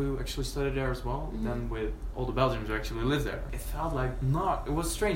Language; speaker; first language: English; non-native, fluent; Dutch